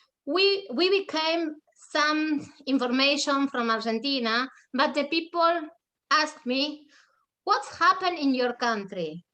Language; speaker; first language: English; non-native, learner; German